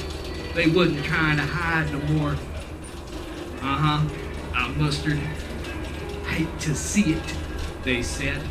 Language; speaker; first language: English; native; English